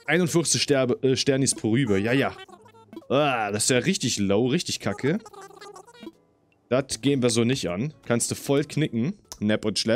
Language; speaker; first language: German; native; German